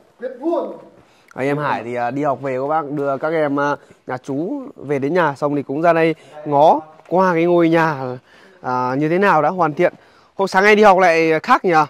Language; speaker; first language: Vietnamese; non-native, local second language; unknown